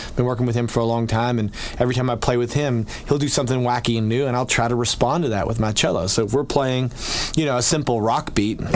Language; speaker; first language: English; native; English